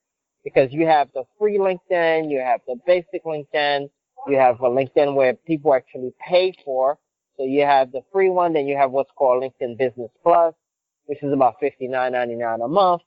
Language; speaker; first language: English; non-native, fluent; Haitian Creole